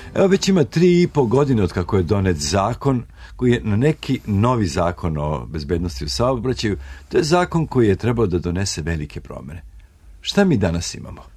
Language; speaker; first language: Serbian; native; Serbian